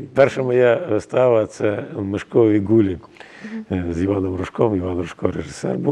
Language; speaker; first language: Ukrainian; native; Ukrainian